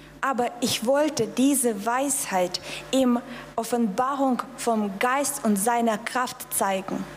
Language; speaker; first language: German; non-native, fluent; Russian